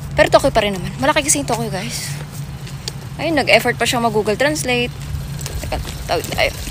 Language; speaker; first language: Filipino; native; Filipino